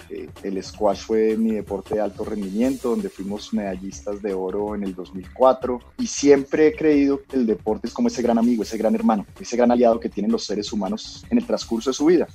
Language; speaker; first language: Spanish; native; Spanish